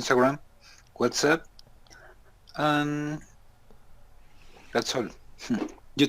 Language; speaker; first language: English; non-native, learner; Spanish